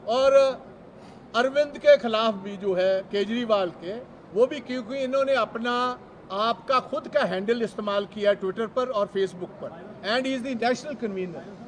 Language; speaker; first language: Hindi; non-native, local second language; Punjabi